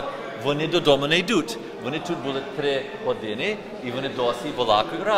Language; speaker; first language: Ukrainian; early bilingual, heritage; Ukrainian